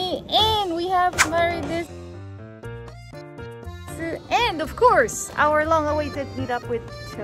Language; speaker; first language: English; non-native, learner; Filipino